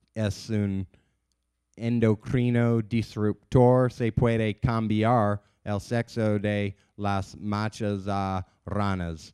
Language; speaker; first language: Spanish; non-native, learner; English